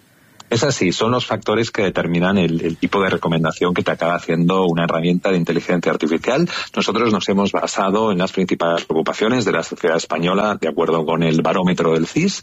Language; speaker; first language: Spanish; native; Spanish